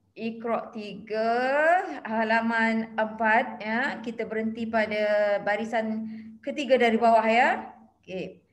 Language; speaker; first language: Malay; native; Malay